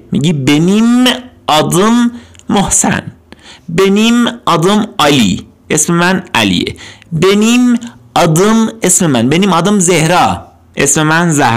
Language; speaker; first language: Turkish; non-native, fluent; Persian